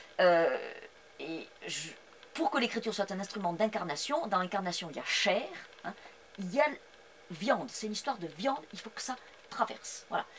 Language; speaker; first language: French; native; French